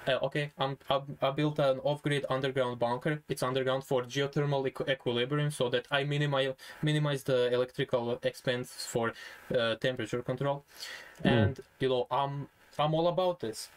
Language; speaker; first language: English; non-native, fluent; Croatian